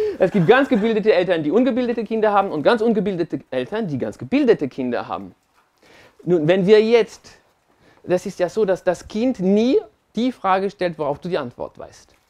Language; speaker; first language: German; non-native, fluent; French